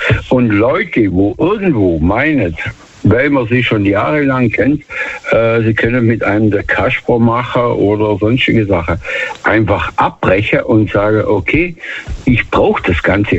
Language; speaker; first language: German; native; German